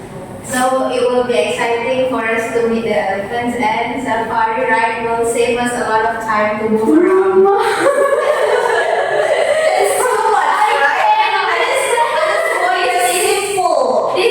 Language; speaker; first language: English; non-native, fluent; Indonesian